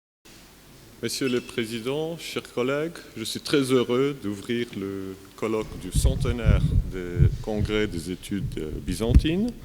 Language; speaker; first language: French; non-native, fluent; Romanian